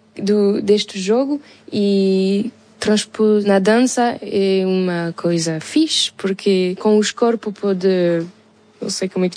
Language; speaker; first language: Portuguese; non-native, fluent; French